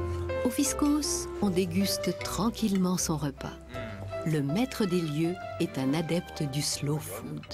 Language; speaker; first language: French; native; French